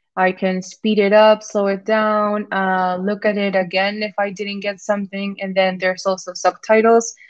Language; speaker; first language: English; non-native, fluent; Spanish